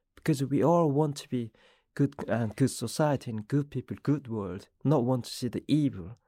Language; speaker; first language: English; non-native, learner; Korean